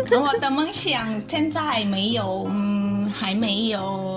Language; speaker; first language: Chinese; non-native, learner; Thai